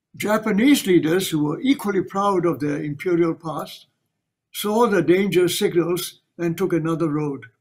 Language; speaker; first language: English; non-native, local second language; Chinese